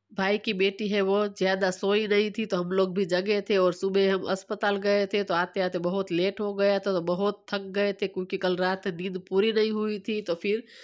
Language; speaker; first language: Hindi; non-native, local second language; Gujarati